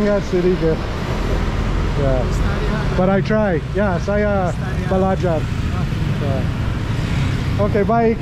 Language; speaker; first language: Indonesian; non-native, learner; English